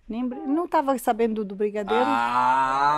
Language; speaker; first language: Portuguese; non-native, learner; Arabic